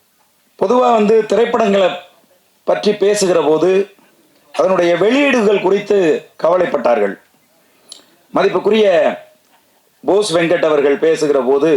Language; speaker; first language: Tamil; native; Tamil